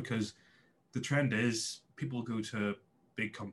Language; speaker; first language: English; native; English